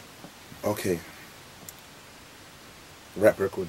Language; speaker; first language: English; native; English